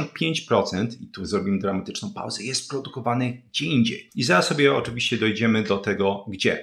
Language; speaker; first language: Polish; native; Polish